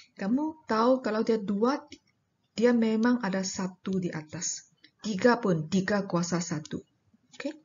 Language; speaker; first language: Malay; non-native, local second language; Chinese